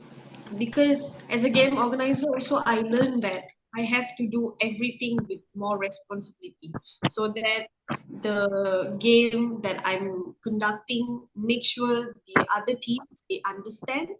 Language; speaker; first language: English; non-native, local second language; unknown